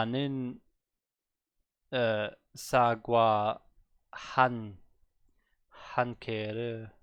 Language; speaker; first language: Korean; non-native, learner; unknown